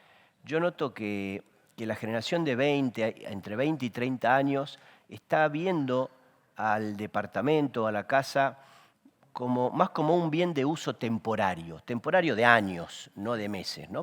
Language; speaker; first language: Spanish; native; Spanish